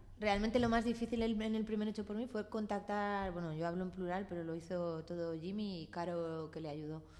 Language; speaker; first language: Spanish; native; Spanish